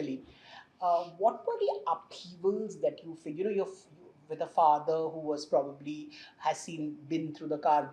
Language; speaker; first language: English; non-native, local second language; Hindi